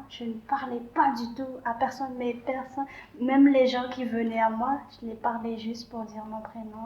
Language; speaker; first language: French; non-native, local second language; Malagasy